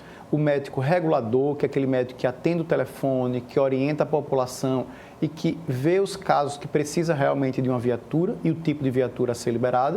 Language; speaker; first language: Portuguese; native; Portuguese